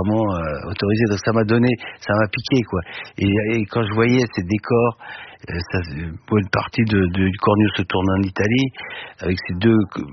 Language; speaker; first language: French; native; French